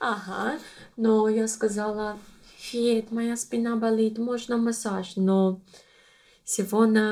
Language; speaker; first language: Russian; non-native, learner; English